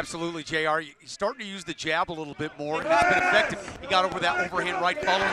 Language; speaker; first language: English; native; English